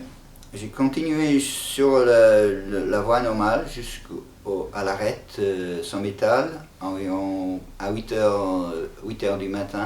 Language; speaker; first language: French; non-native, fluent; English